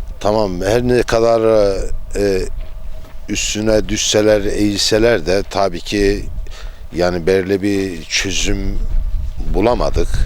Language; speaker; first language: Turkish; native; Turkish